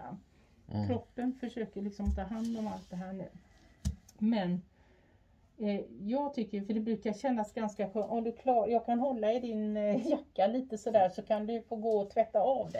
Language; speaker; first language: Swedish; native; Swedish